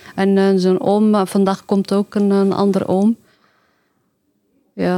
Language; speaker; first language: Dutch; non-native, learner; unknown